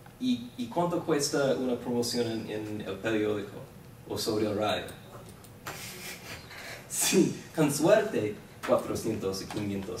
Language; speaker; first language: Spanish; non-native, fluent; English